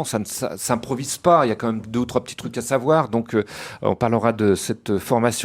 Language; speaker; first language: French; native; French